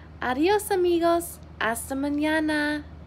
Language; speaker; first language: Spanish; non-native, fluent; English